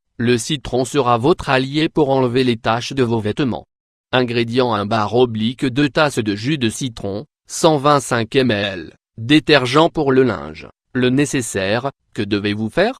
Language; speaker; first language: French; native; French